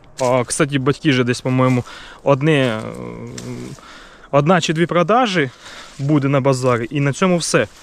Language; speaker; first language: Ukrainian; native; Ukrainian